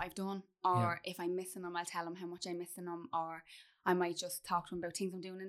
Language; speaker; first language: English; native; English